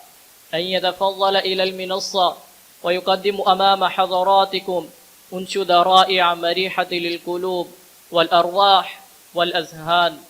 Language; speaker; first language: Arabic; non-native, learner; Urdu